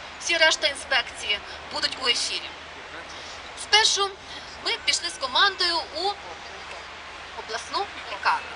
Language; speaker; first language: Ukrainian; native; Ukrainian